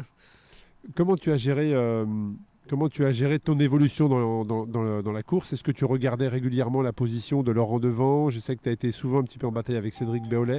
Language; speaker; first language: French; native; French